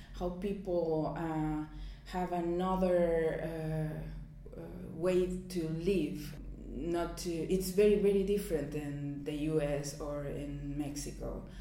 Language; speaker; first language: English; non-native, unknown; Spanish